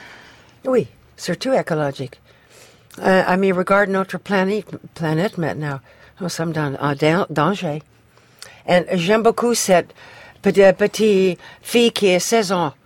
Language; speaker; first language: French; non-native, fluent; English